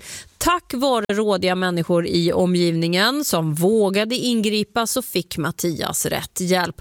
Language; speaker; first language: Swedish; native; Swedish